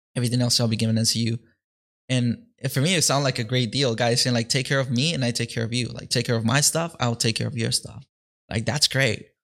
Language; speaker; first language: English; early bilingual, other home language; Spanish